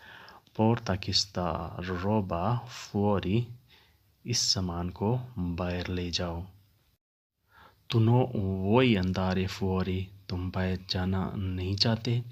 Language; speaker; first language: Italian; non-native, learner; Urdu